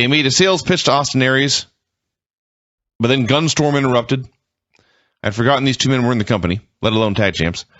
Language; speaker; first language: English; native; English